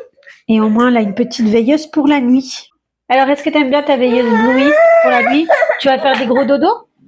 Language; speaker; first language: French; native; French